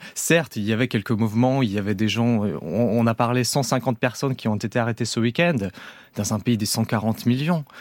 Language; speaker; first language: French; non-native, fluent; Russian